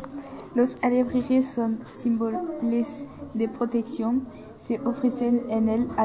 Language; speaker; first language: Spanish; non-native, learner; French